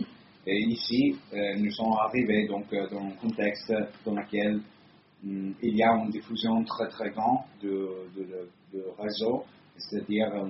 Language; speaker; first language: French; non-native, fluent; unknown